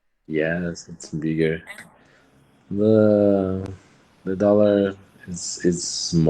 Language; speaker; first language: English; non-native, learner; Portuguese